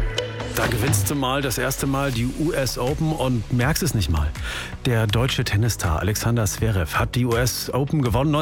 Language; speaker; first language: German; native; German